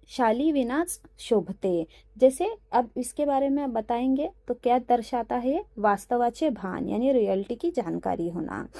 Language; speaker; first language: Hindi; non-native, local second language; Marathi